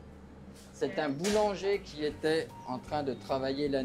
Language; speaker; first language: French; native; French